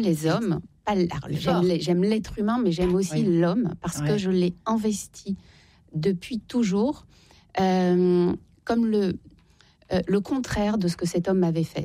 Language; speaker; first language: French; native; French